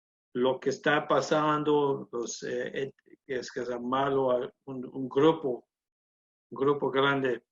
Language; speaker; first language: Spanish; non-native, learner; English